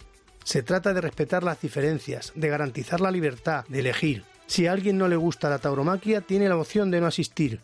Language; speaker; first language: Spanish; native; Spanish